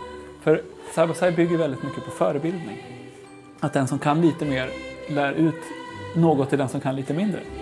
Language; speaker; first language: Swedish; native; Swedish